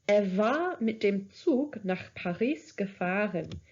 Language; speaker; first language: German; non-native, fluent; English